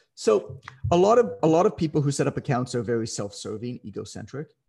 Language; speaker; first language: English; native; English